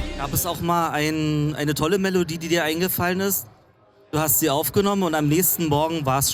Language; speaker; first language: German; native; German